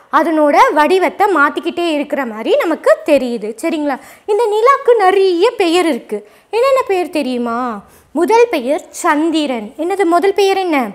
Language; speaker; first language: Tamil; native; Tamil